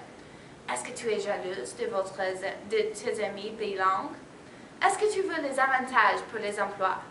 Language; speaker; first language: French; non-native, learner; English